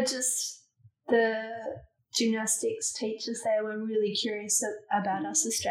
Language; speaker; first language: English; native; English